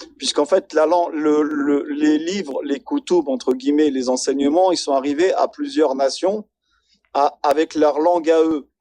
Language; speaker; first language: French; native; French